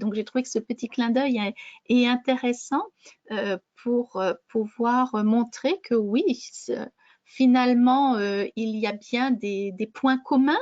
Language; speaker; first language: French; native; French